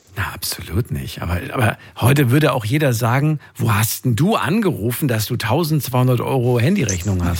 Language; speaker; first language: German; native; German